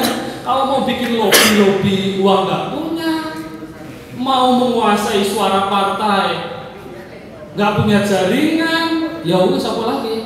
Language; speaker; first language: Indonesian; native; Indonesian